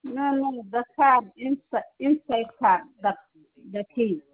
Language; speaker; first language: English; non-native, learner; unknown